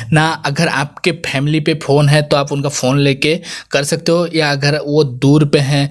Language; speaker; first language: Hindi; native; Hindi